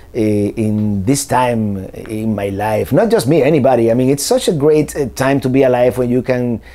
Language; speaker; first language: English; non-native, fluent; Spanish